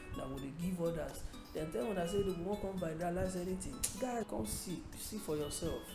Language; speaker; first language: Nigerian Pidgin; native; Nigerian Pidgin